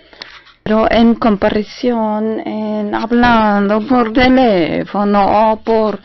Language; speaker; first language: Spanish; non-native, fluent; German